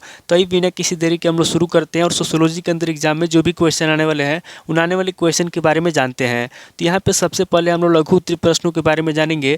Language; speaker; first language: Hindi; native; Hindi